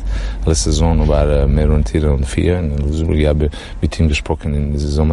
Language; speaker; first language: German; non-native, learner; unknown